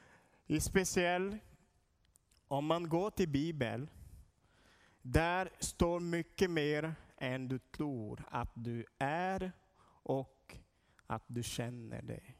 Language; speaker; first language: Swedish; non-native, learner; Portuguese